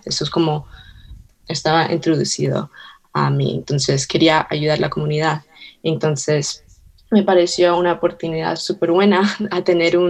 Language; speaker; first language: Spanish; early bilingual, heritage; Spanish